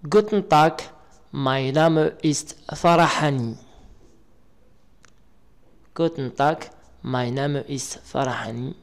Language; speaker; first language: German; non-native, learner; Arabic